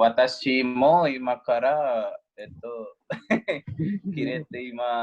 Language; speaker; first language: Japanese; non-native, learner; Hindi